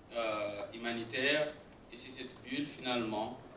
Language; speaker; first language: French; non-native, local second language; Swahili